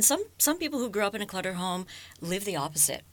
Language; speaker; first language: English; native; English